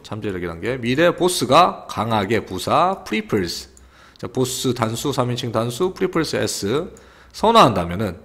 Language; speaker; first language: Korean; native; Korean